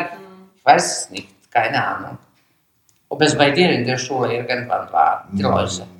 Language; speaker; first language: German; non-native, learner; Bosnian